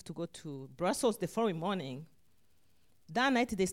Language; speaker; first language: English; non-native, local second language; Kinyarwanda